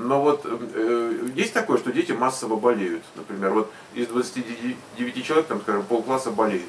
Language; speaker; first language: Russian; native; Russian